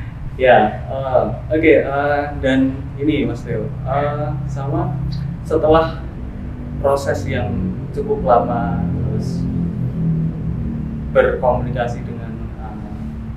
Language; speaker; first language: Indonesian; native; Indonesian